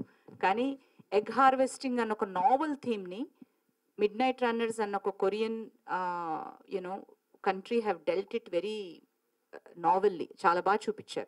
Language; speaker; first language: Telugu; native; Telugu